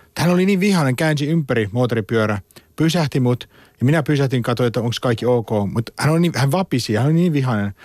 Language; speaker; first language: Finnish; non-native, fluent; Afrikaans